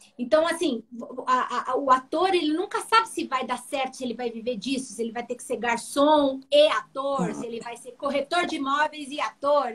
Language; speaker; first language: Portuguese; early bilingual, heritage; Portuguese